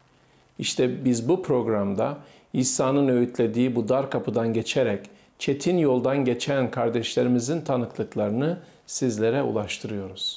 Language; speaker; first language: Turkish; native; Turkish